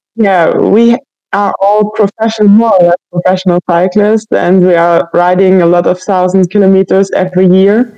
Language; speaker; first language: English; non-native, fluent; German